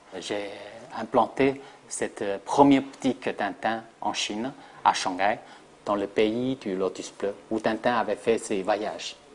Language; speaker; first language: French; non-native, fluent; Chinese